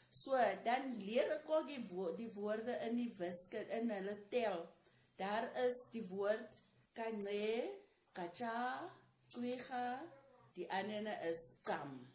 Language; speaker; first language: Afrikaans; non-native, local second language; Tswana